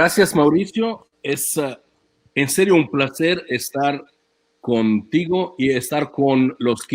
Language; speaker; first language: Spanish; non-native, fluent; Italian